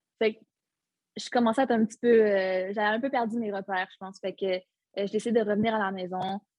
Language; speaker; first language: French; early bilingual, other home language; Arabic